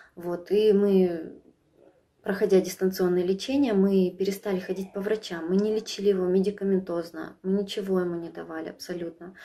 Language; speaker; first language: Russian; native; Russian